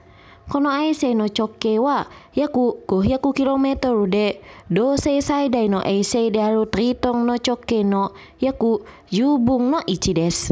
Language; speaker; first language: Japanese; non-native, fluent; Indonesian